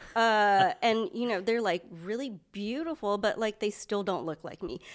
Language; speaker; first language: English; early bilingual, other home language; Filipino